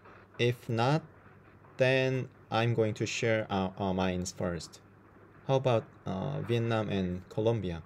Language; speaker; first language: English; non-native, fluent; Korean